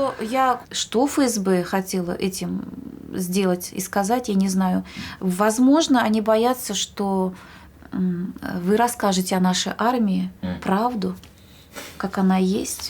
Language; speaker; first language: Russian; native; Russian